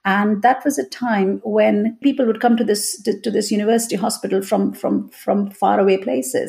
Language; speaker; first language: English; non-native, local second language; Hindi